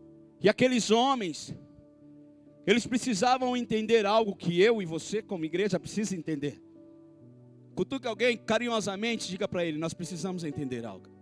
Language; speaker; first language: Portuguese; native; Portuguese